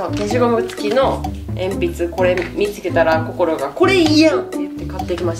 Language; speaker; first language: Japanese; native; Japanese